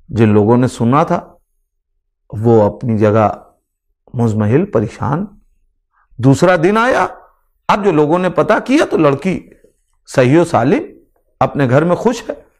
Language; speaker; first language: Hindi; native; Hindi